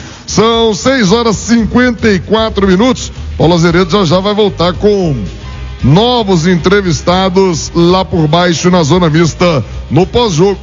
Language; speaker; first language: Portuguese; native; Portuguese